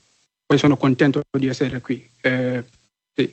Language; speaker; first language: Italian; non-native, learner; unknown